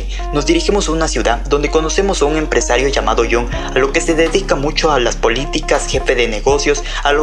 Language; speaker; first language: Spanish; native; Spanish